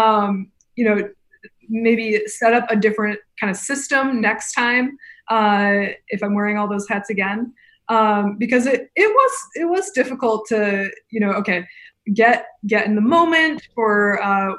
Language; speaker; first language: English; native; English